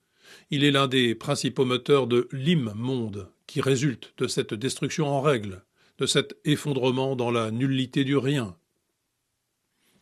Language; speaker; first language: French; native; French